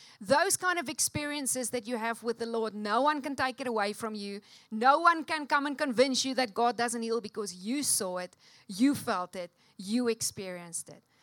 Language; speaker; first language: English; non-native, local second language; Afrikaans